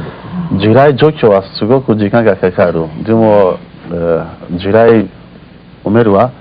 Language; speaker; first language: Japanese; non-native, learner; Kurdish